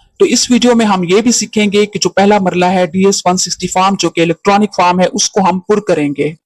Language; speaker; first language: Urdu; native; Urdu